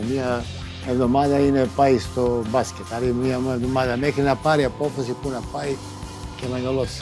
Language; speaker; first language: Greek; non-native, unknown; Serbian